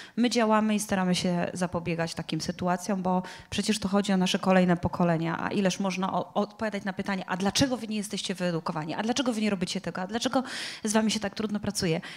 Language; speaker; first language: Polish; native; Polish